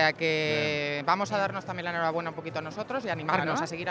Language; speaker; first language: Spanish; native; Spanish